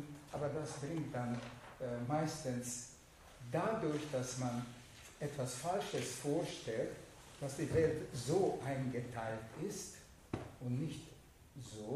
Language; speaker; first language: German; non-native, fluent; Hungarian